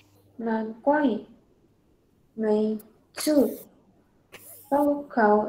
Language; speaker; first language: Chinese; non-native, learner; Indonesian